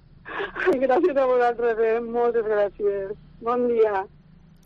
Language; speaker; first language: Spanish; non-native, local second language; Catalan